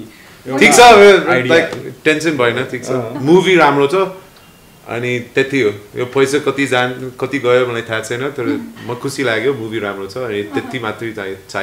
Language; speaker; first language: Nepali; non-native, learner; English